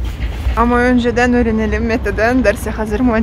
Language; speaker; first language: Turkish; non-native, fluent; Russian